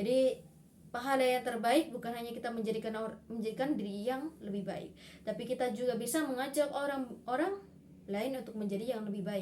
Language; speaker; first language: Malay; non-native, local second language; Madurese